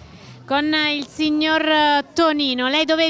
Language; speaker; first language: Italian; native; Italian